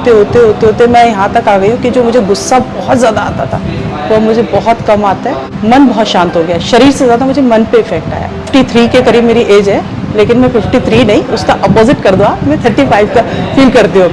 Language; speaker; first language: Hindi; native; Hindi